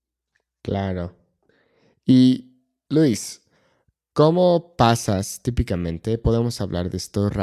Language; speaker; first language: Spanish; non-native, fluent; English